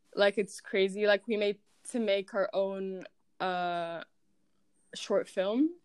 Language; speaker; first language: English; non-native, fluent; Arabic